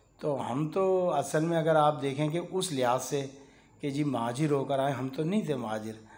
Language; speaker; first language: Urdu; native; Urdu